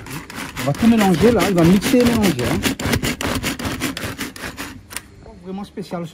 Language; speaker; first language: French; non-native, local second language; Réunion Creole French